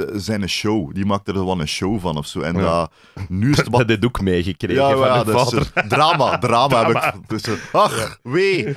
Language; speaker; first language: Dutch; native; Dutch